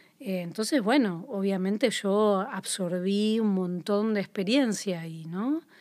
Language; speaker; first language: Spanish; native; Spanish